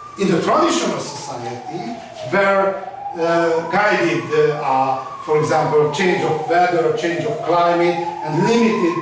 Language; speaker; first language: English; non-native, learner; Hungarian